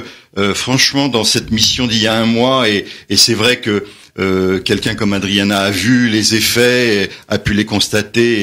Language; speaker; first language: French; native; French